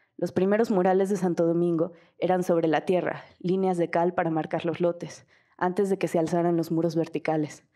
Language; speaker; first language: Spanish; native; Spanish